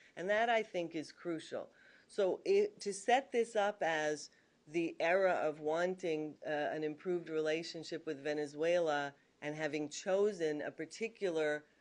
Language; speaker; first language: English; native; English